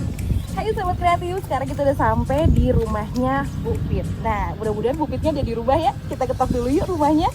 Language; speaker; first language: Indonesian; native; Indonesian